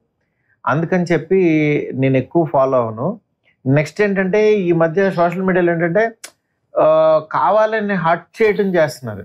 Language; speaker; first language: Telugu; native; Telugu